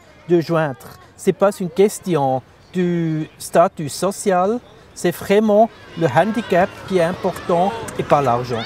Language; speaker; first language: French; non-native, fluent; German